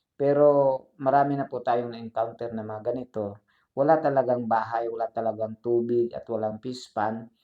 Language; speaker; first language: Filipino; non-native, local second language; Cebuano